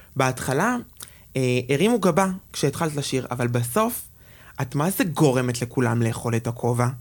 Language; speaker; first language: Hebrew; native; Hebrew